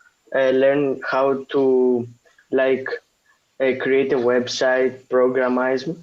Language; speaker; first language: English; non-native, fluent; Greek